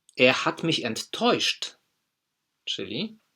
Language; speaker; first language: German; non-native, fluent; Polish